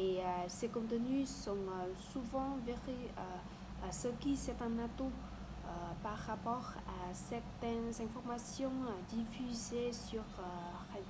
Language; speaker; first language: French; non-native, learner; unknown